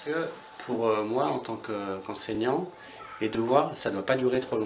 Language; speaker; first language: French; native; French